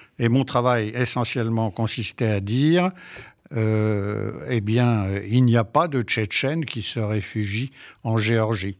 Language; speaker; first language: French; native; French